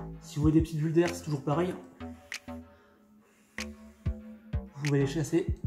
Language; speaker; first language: French; native; French